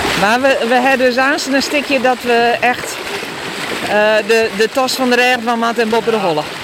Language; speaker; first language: Dutch; non-native, local second language; Western Frisian